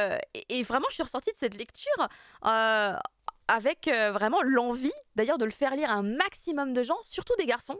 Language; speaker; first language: French; native; French